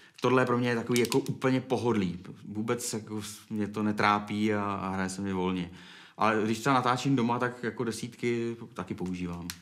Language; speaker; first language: Czech; native; Czech